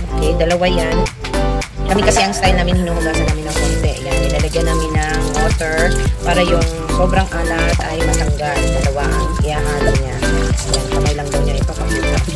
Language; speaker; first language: Filipino; non-native, local second language; Cebuano